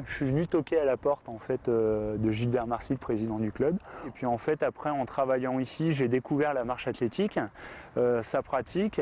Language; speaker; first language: French; native; French